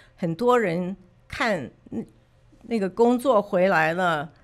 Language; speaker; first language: Chinese; early bilingual, other home language; English